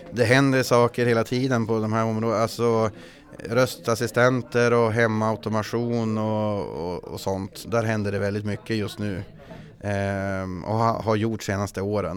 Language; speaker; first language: Swedish; native; Swedish